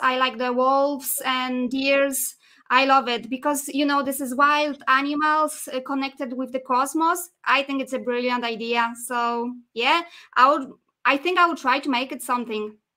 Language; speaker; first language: English; non-native, fluent; Polish